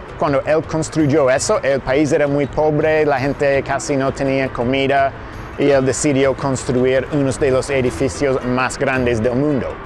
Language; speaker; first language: Spanish; non-native, fluent; English